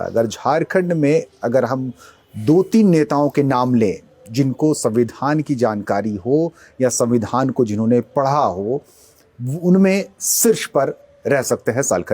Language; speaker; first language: Hindi; native; Hindi